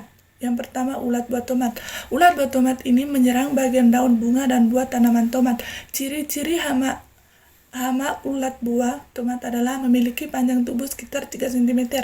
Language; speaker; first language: Indonesian; non-native, learner; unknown